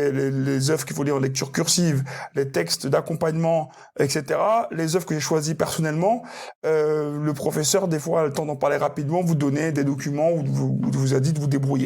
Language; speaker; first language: French; native; French